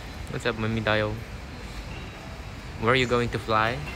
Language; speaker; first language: English; native; English